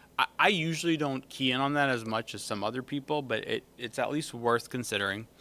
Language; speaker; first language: English; native; English